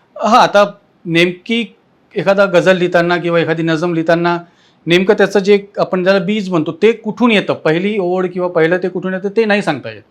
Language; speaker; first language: Marathi; native; Marathi